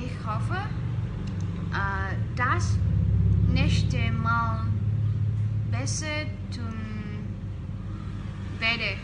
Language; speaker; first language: German; non-native, learner; Vietnamese